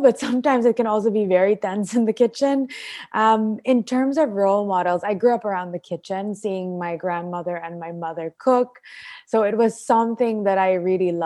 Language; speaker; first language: English; non-native, local second language; Filipino